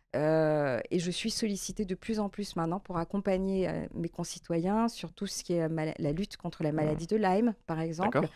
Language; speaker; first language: French; native; French